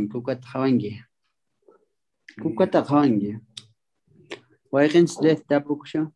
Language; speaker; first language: Spanish; non-native, local second language; Quechua